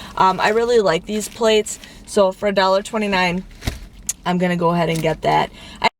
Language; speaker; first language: English; native; English